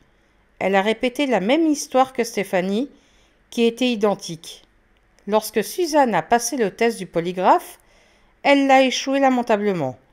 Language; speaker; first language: French; native; French